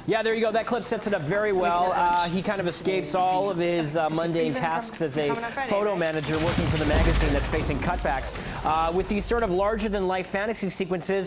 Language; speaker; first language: English; native; English